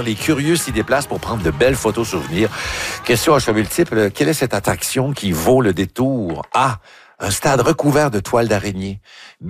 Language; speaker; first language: French; native; French